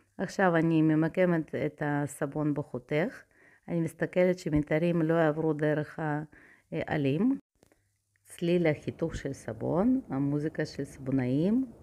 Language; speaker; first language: Hebrew; non-native, fluent; Russian